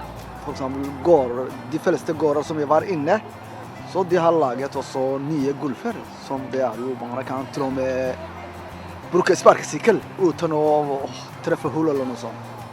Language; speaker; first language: Norwegian; non-native, learner; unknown